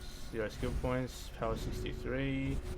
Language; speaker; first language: English; native; English